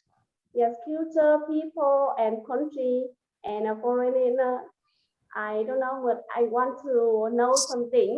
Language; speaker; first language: English; non-native, learner; Vietnamese